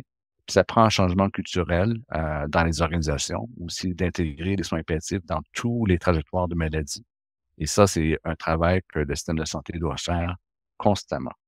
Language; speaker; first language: French; native; French